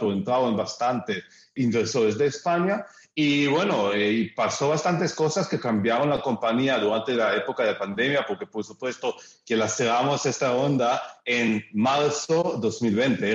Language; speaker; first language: Spanish; early bilingual, heritage; Spanish